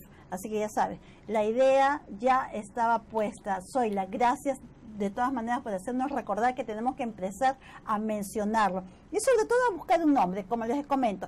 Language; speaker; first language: Spanish; native; Spanish